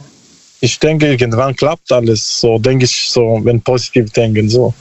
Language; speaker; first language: German; non-native, learner; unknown